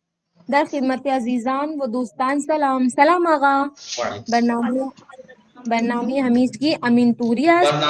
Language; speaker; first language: Persian; non-native, learner; Urdu